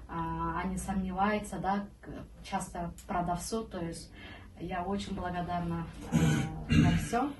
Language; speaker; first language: Russian; non-native, local second language; Kyrgyz